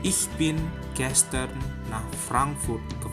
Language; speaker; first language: German; non-native, fluent; Indonesian